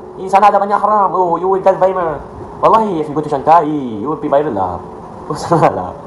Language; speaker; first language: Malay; non-native, learner; Arabic